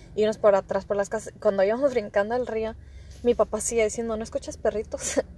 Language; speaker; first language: Spanish; early bilingual, heritage; Spanish